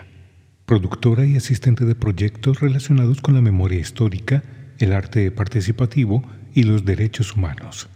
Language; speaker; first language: Spanish; native; Spanish